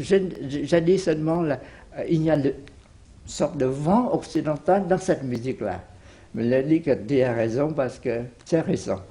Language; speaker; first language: French; non-native, fluent; Vietnamese